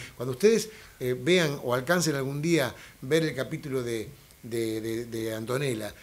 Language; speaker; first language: Spanish; native; Spanish